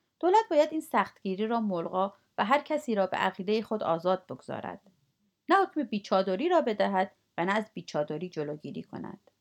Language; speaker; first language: Persian; native; Persian